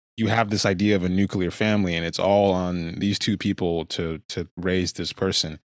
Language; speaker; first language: English; non-native, local second language; Igbo